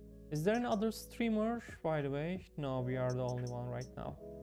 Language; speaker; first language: English; non-native, fluent; Turkish